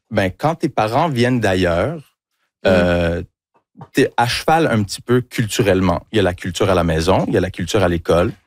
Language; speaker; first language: French; early bilingual, other home language; English